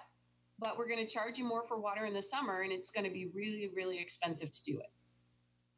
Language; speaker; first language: English; native; English